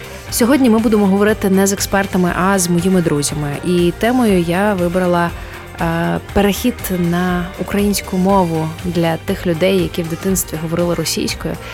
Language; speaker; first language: Ukrainian; non-native, local second language; Russian